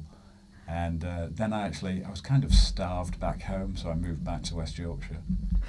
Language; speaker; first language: English; native; English